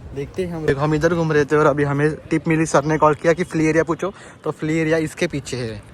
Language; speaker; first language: Hindi; non-native, local second language; Marathi